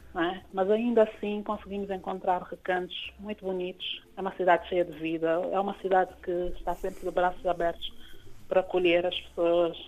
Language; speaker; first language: Portuguese; non-native, local second language; Kabuverdianu